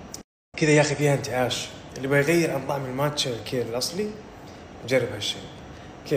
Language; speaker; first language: Arabic; native; Arabic